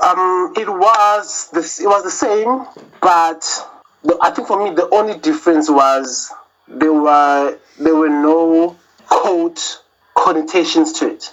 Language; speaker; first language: English; non-native, local second language; Zulu